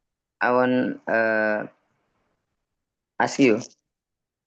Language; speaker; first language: English; non-native, learner; Indonesian